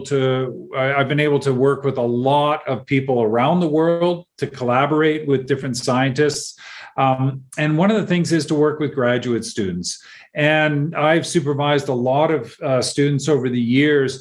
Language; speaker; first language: English; native; English